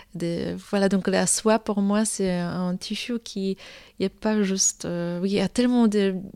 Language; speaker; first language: French; non-native, fluent; Polish